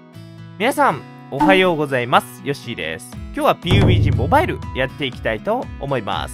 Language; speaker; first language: Japanese; native; Japanese